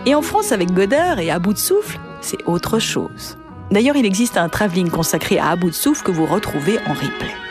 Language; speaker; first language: French; native; French